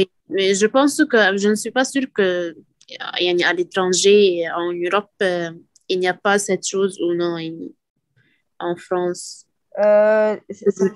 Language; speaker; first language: French; non-native, learner; Arabic